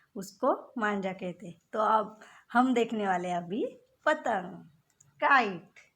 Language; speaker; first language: Hindi; non-native, local second language; Marathi